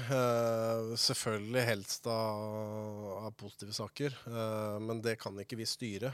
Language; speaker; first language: Norwegian; native; Norwegian